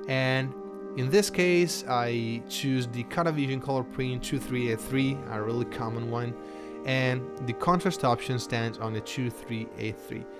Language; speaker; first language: English; non-native, fluent; Italian